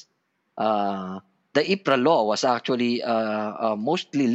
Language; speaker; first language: English; non-native, local second language; Filipino